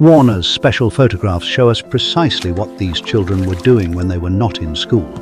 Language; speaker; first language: English; native; English